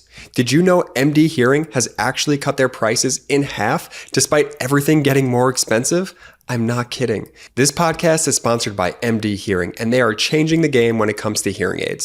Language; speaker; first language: English; native; English